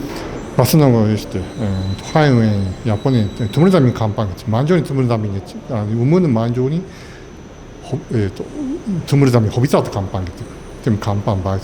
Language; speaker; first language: Mongolian; non-native, fluent; Japanese